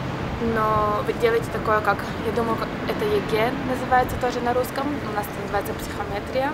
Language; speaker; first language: Russian; early bilingual, heritage; Russian